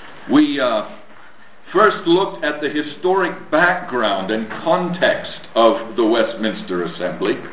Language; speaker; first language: English; native; English